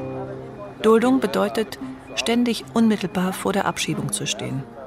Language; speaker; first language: German; native; German